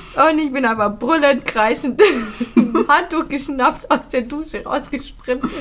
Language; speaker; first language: German; early bilingual, other home language; Filipino